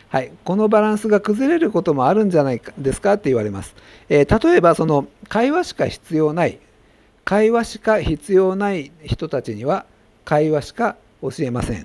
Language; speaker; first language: Japanese; native; Japanese